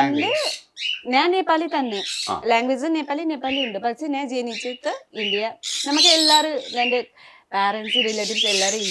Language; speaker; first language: Malayalam; non-native, fluent; Nepali